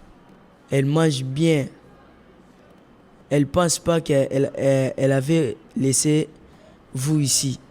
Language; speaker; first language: French; non-native, local second language; Lingala